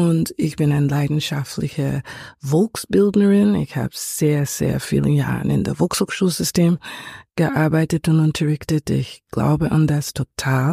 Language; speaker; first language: German; non-native, fluent; English